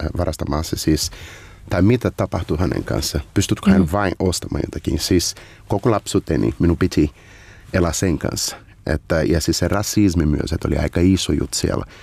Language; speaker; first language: Finnish; non-native, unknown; Portuguese